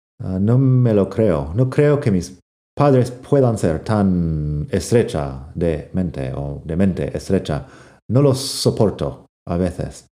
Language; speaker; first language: Spanish; non-native, fluent; English